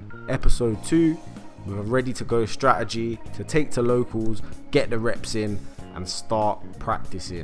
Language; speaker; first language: English; native; English